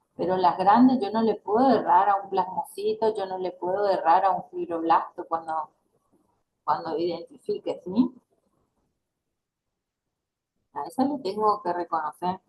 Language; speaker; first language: Spanish; native; Spanish